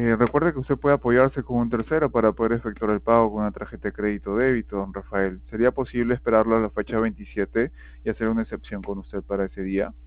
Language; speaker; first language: Spanish; native; Spanish